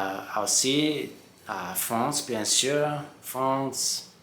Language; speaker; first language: French; non-native, learner; English